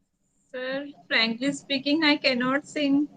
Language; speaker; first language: English; non-native, learner; Hindi